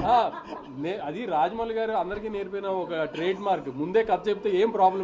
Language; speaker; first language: Telugu; native; Telugu